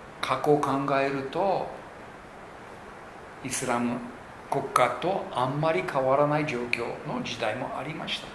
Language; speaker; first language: Japanese; non-native, local second language; English